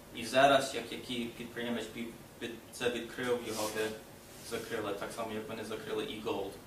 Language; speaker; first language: Ukrainian; early bilingual, other home language; English